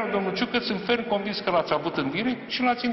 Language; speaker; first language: Romanian; native; Romanian